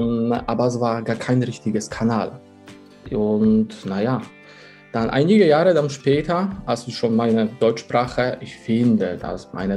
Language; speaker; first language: German; non-native, fluent; Polish